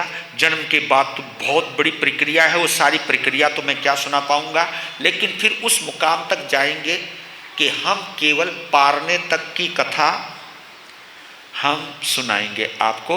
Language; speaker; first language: Hindi; native; Hindi